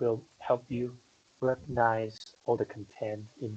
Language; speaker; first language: English; non-native, fluent; Chinese